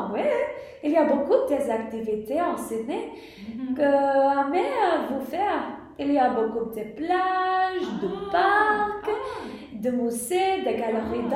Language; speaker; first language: French; non-native, learner; English